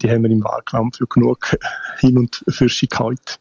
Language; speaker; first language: German; native; German